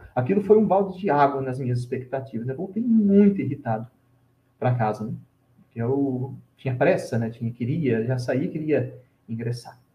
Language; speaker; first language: Portuguese; native; Portuguese